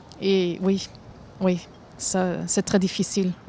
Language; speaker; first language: French; non-native, fluent; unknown